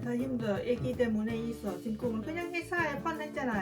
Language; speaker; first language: Korean; non-native, learner; Lao